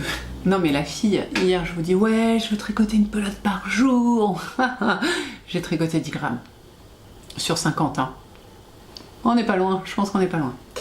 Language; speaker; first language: French; native; French